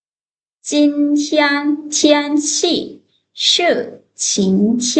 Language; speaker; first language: Chinese; non-native, fluent; Lao